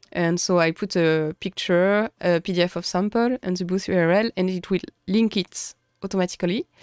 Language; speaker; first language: English; non-native, fluent; French